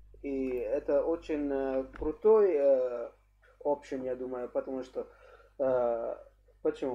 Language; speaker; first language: Russian; non-native, learner; English